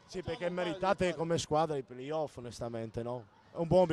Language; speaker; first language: Italian; native; Italian